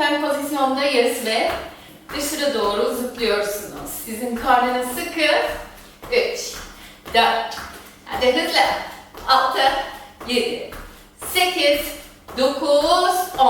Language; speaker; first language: Turkish; non-native, fluent; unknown